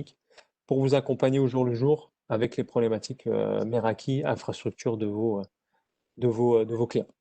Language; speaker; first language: French; native; French